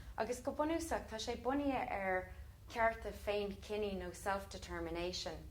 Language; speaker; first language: Irish; non-native, local second language; English